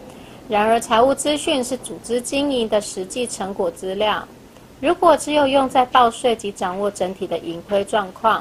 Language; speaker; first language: Chinese; native; Chinese